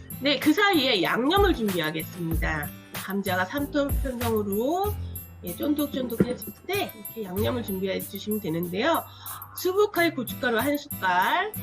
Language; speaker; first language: Korean; native; Korean